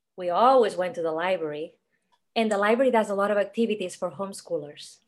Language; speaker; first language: English; non-native, fluent; Spanish